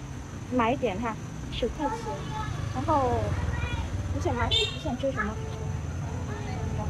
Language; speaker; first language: Chinese; non-native, learner; Vietnamese